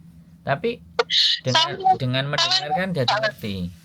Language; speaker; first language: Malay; non-native, local second language; Javanese